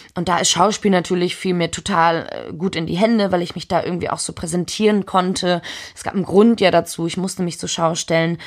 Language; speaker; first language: German; early bilingual, heritage; German